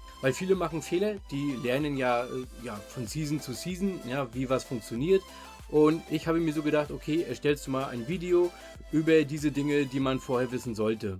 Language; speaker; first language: German; native; German